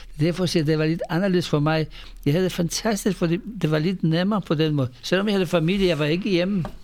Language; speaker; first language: Danish; non-native, fluent; Polish